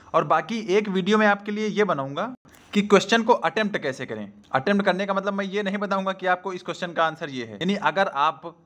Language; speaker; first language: Hindi; native; Hindi